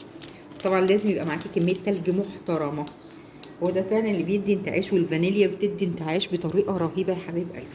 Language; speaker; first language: Arabic; native; Arabic